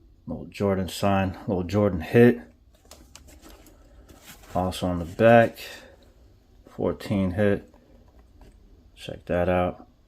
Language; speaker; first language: English; native; English